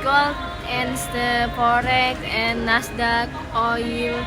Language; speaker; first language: English; non-native, learner; Indonesian